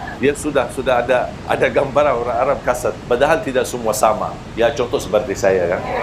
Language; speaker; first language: Malay; non-native, fluent; Arabic